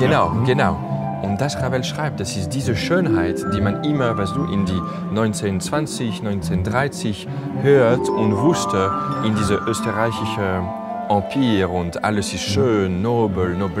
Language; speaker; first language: German; non-native, fluent; French